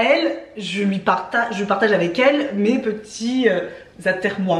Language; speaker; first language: French; native; French